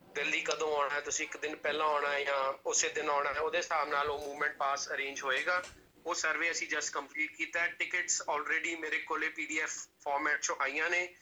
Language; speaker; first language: Punjabi; native; Punjabi